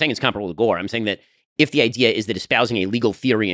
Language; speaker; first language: English; native; English